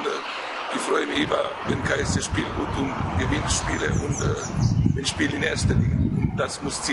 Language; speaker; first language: German; non-native, fluent; Croatian